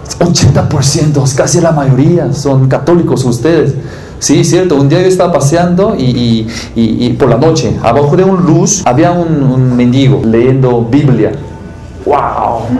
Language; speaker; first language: Spanish; non-native, learner; Korean